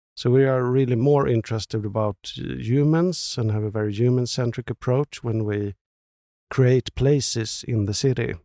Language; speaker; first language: English; non-native, fluent; Swedish